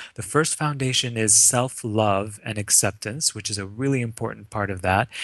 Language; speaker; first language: English; early bilingual, other home language; Arabic